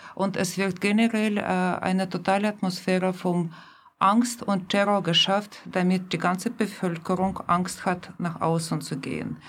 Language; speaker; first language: German; non-native, fluent; Russian